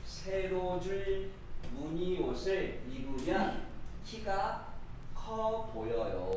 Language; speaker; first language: Korean; non-native, fluent; Vietnamese